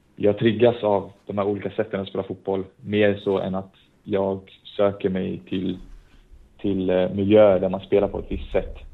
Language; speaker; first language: Swedish; native; Swedish